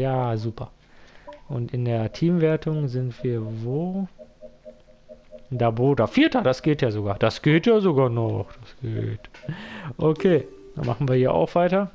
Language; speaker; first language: German; native; German